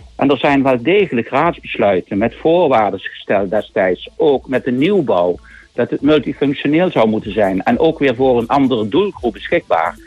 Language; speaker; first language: Dutch; native; Dutch